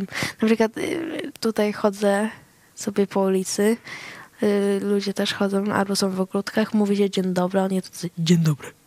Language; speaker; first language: Polish; early bilingual, heritage; Swedish